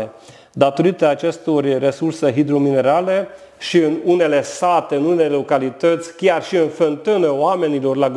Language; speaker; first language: Romanian; non-native, local second language; Hungarian